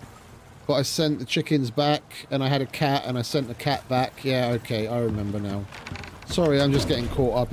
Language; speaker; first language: English; native; English